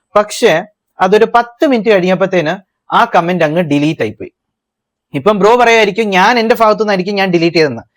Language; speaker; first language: Malayalam; early bilingual, heritage; Malayalam